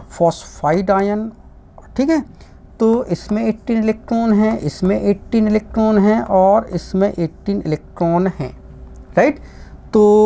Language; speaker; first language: Hindi; non-native, local second language; Gujarati